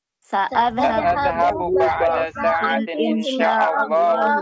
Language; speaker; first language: Arabic; non-native, learner; Indonesian